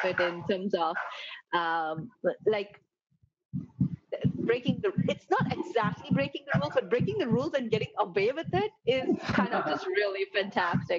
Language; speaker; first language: English; non-native, local second language; Gujarati